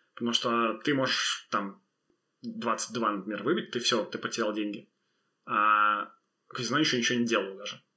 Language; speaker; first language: Russian; native; Russian